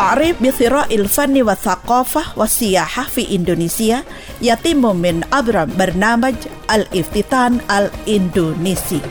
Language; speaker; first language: Arabic; non-native, learner; Indonesian